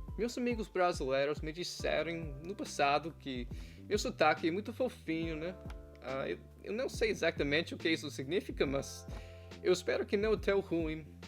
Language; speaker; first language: Portuguese; non-native, fluent; English